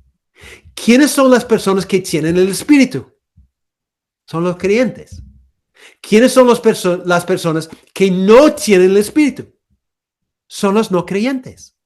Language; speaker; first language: Spanish; non-native, fluent; English